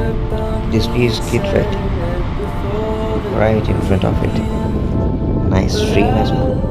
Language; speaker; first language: English; non-native, local second language; Telugu